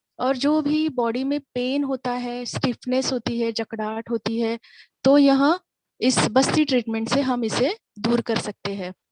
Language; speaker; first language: Hindi; non-native, local second language; Marathi